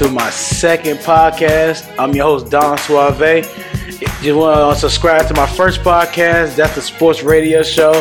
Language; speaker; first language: English; native; English